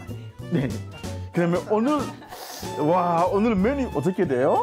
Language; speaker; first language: Korean; non-native, fluent; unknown